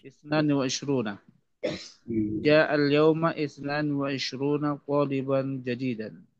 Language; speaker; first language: Arabic; non-native, learner; Indonesian